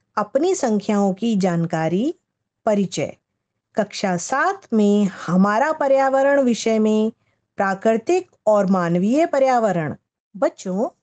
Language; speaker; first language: Hindi; native; Hindi